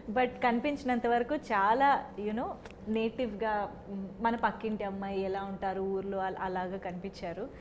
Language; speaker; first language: Telugu; native; Telugu